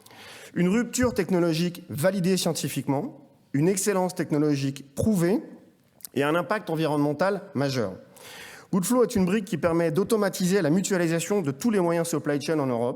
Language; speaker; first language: French; native; French